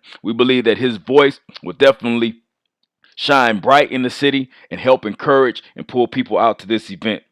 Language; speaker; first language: English; native; English